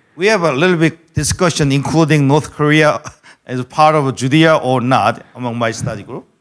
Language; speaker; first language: English; non-native, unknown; Korean